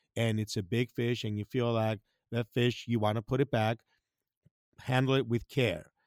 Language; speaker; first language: English; non-native, fluent; Greek